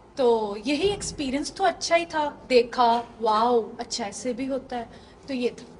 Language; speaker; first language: Hindi; non-native, local second language; Punjabi